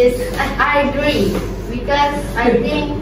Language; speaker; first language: English; non-native, learner; Indonesian